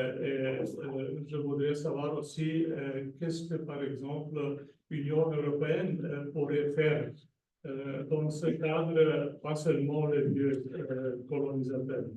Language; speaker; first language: French; non-native, fluent; Slovenian